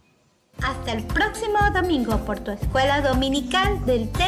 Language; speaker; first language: Spanish; native; Spanish